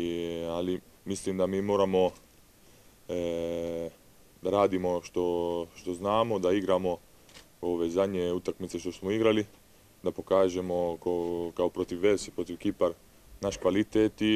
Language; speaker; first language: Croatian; early bilingual, heritage; Italian